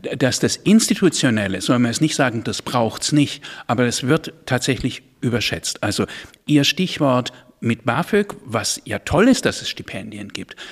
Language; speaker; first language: German; native; German